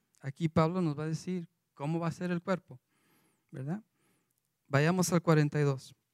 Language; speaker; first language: Spanish; early bilingual, heritage; Spanish